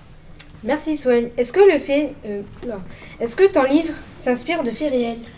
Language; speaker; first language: French; native; French